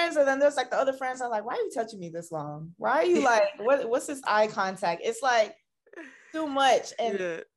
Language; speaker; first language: English; native; English